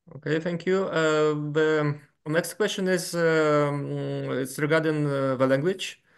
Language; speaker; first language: English; non-native, fluent; Lithuanian